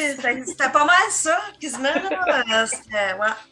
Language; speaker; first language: French; native; French